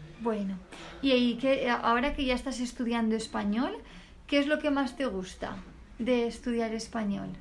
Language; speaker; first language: Spanish; native; Spanish